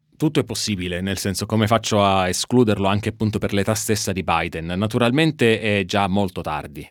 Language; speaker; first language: Italian; native; Italian